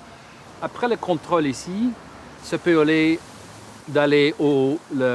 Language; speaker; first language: French; non-native, learner; Dutch